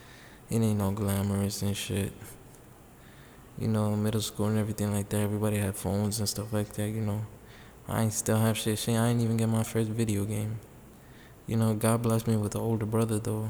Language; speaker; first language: English; native; English